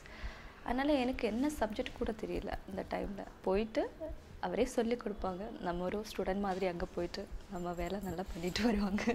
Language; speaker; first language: Tamil; non-native, learner; English